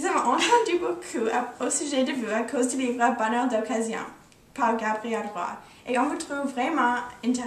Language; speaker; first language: French; non-native, learner; English